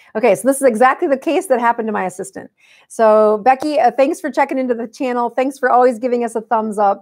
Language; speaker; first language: English; native; English